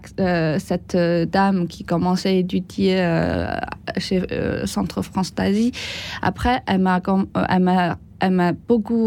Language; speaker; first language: French; non-native, learner; Chinese